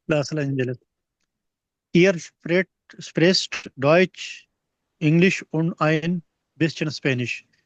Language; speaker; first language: German; non-native, learner; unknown